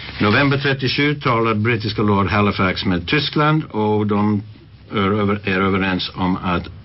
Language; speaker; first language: Swedish; non-native, fluent; English